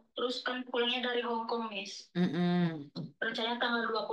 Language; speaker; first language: Indonesian; native; Indonesian